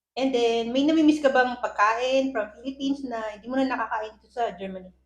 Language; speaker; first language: Filipino; native; Filipino